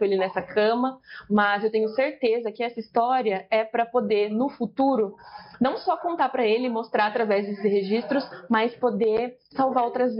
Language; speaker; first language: Portuguese; native; Portuguese